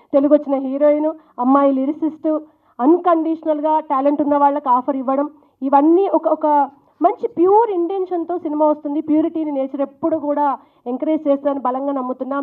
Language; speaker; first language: Telugu; native; Telugu